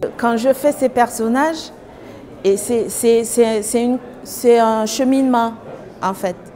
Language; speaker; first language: French; non-native, local second language; Haitian Creole